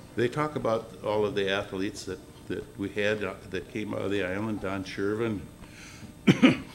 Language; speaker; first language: English; native; English